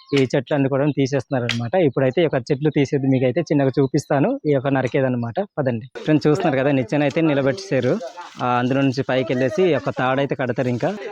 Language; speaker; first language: Telugu; non-native, local second language; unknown